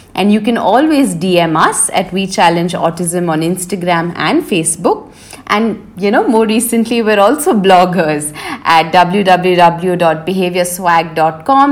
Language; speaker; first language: English; non-native, local second language; Hindi